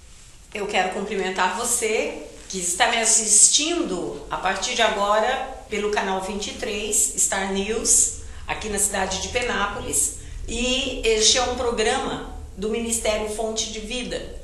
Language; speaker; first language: Portuguese; native; Portuguese